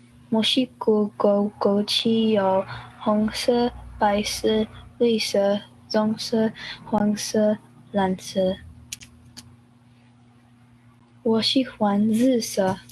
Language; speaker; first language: Chinese; non-native, learner; Spanish